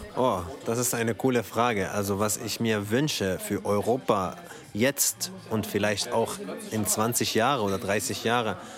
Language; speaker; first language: German; non-native, fluent; Arabic